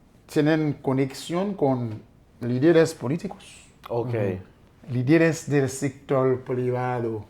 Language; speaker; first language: Spanish; non-native, fluent; Haitian Creole